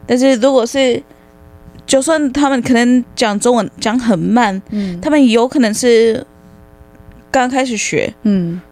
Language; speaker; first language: Chinese; non-native, fluent; English